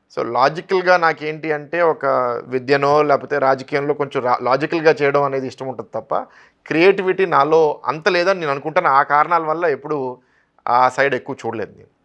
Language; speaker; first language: Telugu; native; Telugu